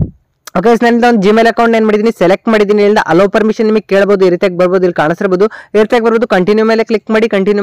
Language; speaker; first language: Kannada; native; Kannada